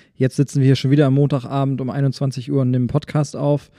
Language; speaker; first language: German; native; German